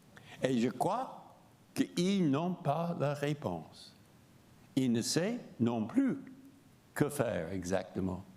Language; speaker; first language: French; non-native, fluent; English